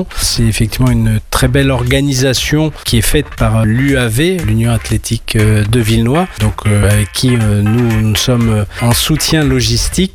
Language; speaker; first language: French; native; French